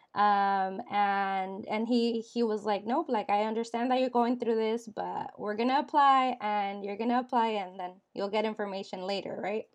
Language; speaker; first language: English; native; English